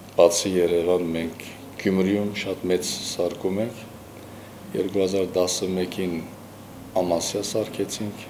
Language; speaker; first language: Armenian; early bilingual, heritage; Armenian